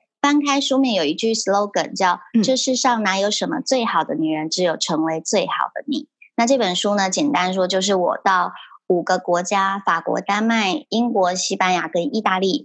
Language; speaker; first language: Chinese; early bilingual, heritage; Chinese